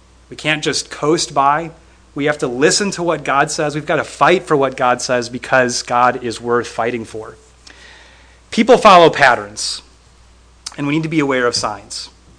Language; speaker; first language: English; native; English